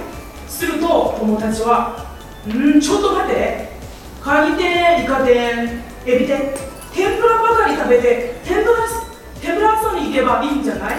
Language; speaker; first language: Japanese; non-native, fluent; Chinese